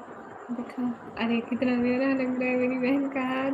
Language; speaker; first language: Urdu; non-native, local second language; Punjabi